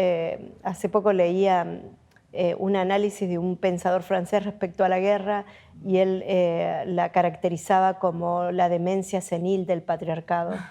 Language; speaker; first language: Spanish; native; Spanish